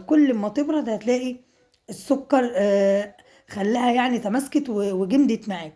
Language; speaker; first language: Arabic; native; Arabic